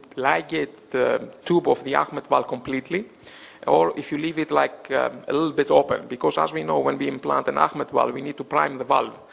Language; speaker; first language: English; non-native, fluent; Greek